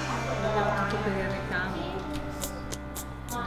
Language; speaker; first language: Italian; native; Italian